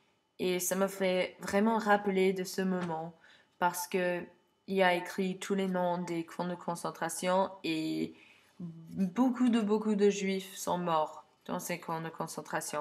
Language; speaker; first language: French; non-native, learner; English